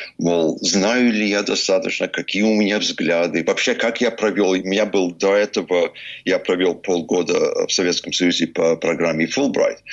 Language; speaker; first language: Russian; early bilingual, heritage; Russian